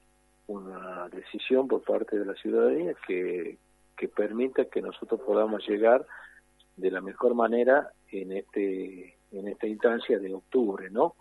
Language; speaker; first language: Spanish; native; Spanish